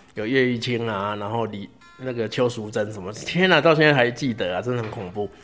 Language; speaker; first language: Chinese; native; Chinese